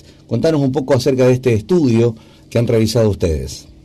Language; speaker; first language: Spanish; native; Spanish